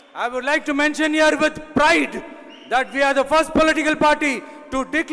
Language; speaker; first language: English; non-native, local second language; Tamil